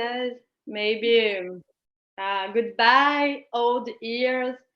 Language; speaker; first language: English; non-native, learner; Portuguese